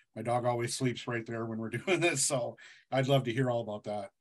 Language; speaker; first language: English; native; English